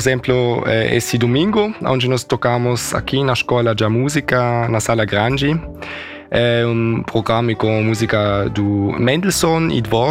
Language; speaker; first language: Portuguese; early bilingual, heritage; German